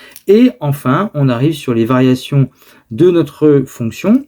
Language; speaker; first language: French; native; French